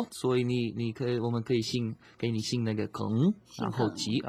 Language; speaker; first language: Chinese; non-native, fluent; Slovak